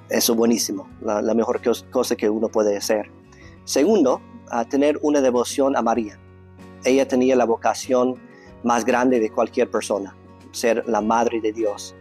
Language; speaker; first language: Spanish; non-native, fluent; English